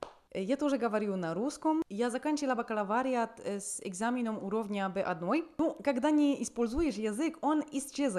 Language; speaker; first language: Russian; non-native, learner; Polish